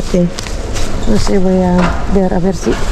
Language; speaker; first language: Spanish; non-native, learner; Filipino